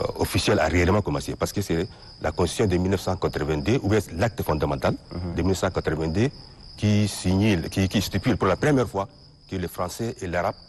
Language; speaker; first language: French; non-native, local second language; Arabic